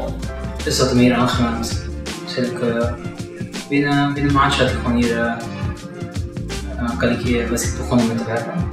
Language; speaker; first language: Dutch; non-native, fluent; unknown